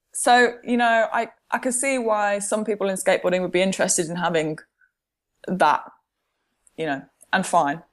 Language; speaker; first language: English; native; English